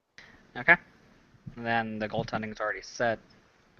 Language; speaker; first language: English; native; English